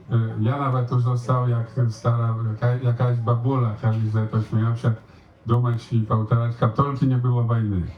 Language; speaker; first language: Polish; non-native, learner; Belarusian